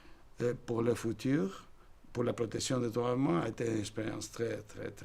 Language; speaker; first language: French; non-native, fluent; Spanish